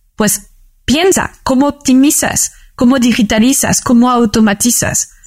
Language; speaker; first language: Spanish; non-native, fluent; French